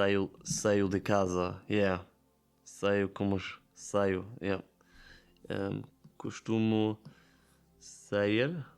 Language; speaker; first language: Portuguese; non-native, learner; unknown